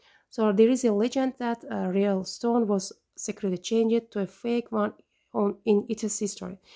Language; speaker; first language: English; non-native, fluent; Azerbaijani